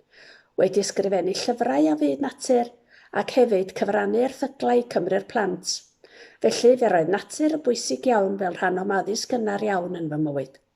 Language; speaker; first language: Welsh; native; Welsh